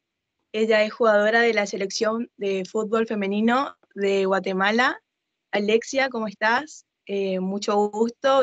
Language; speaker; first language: Spanish; native; Spanish